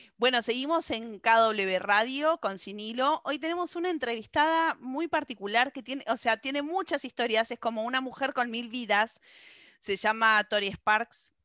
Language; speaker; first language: Spanish; native; Spanish